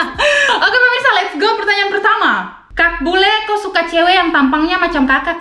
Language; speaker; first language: Indonesian; non-native, local second language; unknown